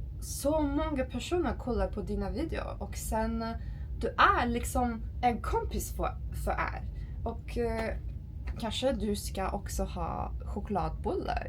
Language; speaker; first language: Swedish; non-native, learner; Turkish